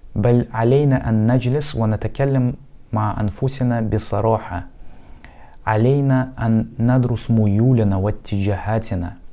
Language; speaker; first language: Arabic; non-native, fluent; Russian